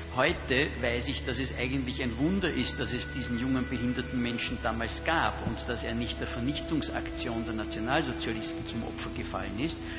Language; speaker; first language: German; native; German